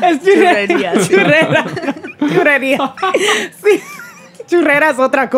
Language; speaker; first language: Spanish; early bilingual, heritage; Spanish